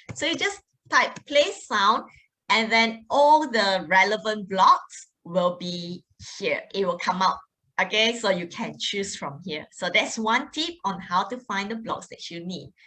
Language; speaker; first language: English; non-native, local second language; Malay